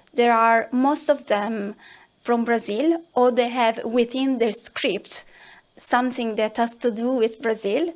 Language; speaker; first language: English; non-native, fluent; Italian